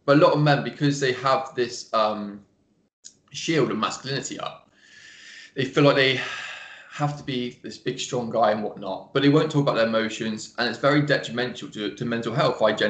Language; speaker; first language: English; native; English